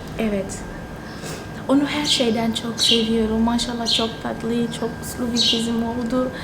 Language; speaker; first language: Turkish; non-native, fluent; Tsonga